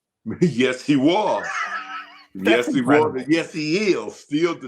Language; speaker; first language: English; native; English